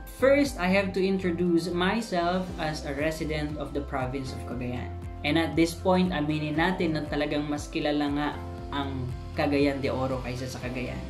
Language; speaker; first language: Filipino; non-native, local second language; Iloko